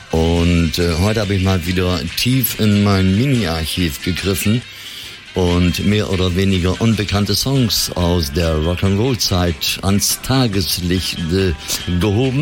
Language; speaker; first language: German; native; German